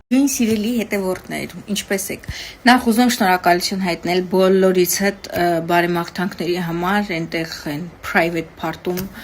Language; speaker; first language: Armenian; native; Armenian